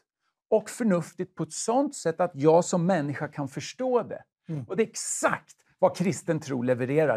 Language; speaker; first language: Swedish; native; Swedish